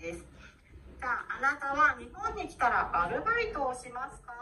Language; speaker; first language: Japanese; non-native, learner; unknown